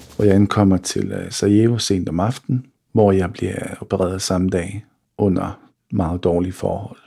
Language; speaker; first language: Danish; early bilingual, other home language; Bosnian